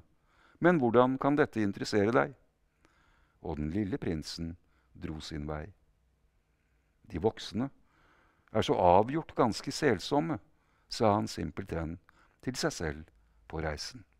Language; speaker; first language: Norwegian; native; Norwegian